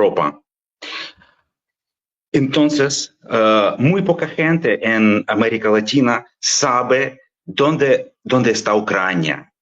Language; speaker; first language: Spanish; non-native, fluent; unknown